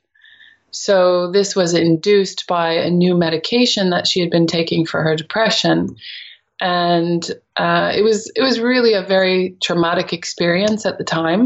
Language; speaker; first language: English; native; English